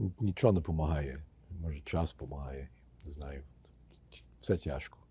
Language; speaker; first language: Ukrainian; early bilingual, heritage; Ukrainian